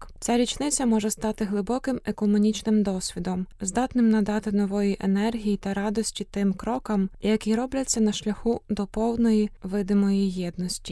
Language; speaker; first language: Ukrainian; native; Ukrainian